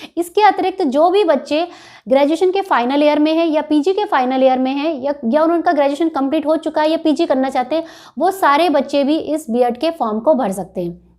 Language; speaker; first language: Hindi; native; Hindi